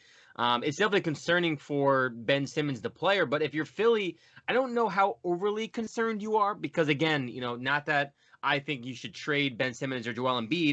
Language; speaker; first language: English; native; English